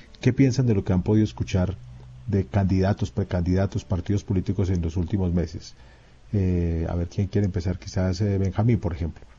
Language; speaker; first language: Spanish; native; Spanish